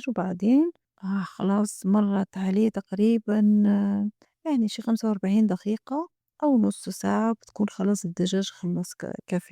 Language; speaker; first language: Arabic; native; Arabic